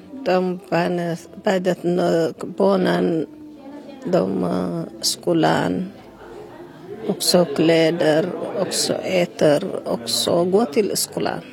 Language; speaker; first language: Swedish; non-native, learner; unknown